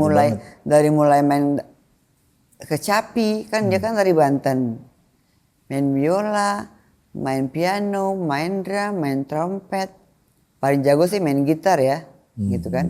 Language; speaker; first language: Indonesian; native; Indonesian